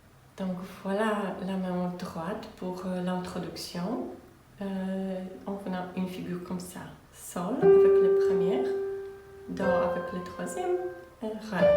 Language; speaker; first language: French; non-native, fluent; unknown